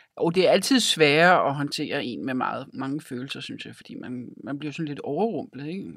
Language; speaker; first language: Danish; native; Danish